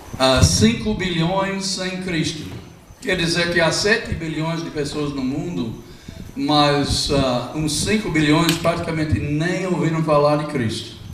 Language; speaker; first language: Portuguese; non-native, fluent; English